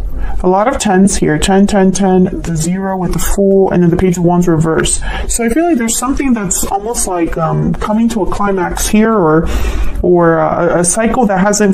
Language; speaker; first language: English; native; English